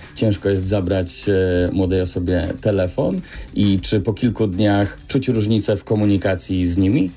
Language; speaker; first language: Polish; native; Polish